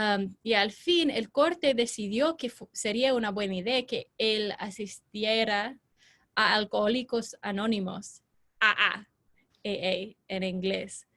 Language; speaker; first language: Spanish; non-native, fluent; English